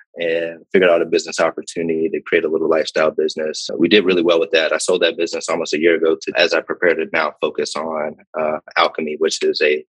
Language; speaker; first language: English; native; English